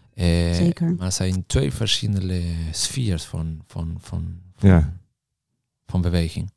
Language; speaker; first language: Dutch; non-native, fluent; Spanish